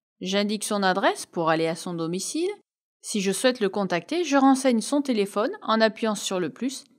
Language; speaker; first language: French; native; French